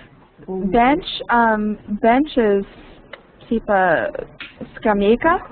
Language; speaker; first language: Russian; non-native, learner; English